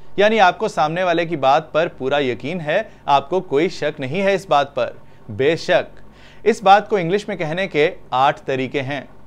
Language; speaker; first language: Hindi; native; Hindi